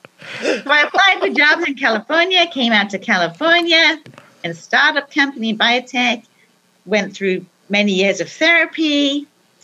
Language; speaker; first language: English; native; English